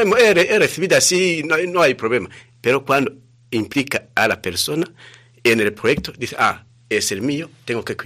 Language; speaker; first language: Spanish; non-native, fluent; Rundi